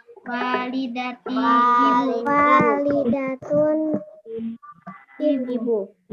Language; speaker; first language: Arabic; non-native, learner; Indonesian